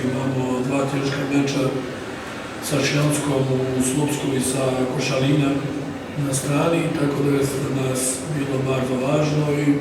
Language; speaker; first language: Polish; non-native, learner; Serbian